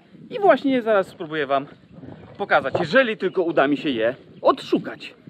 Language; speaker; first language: Polish; native; Polish